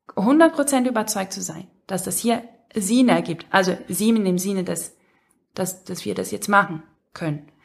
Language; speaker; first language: German; non-native, fluent; Portuguese